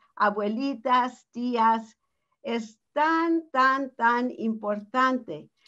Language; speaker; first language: Spanish; early bilingual, heritage; Spanish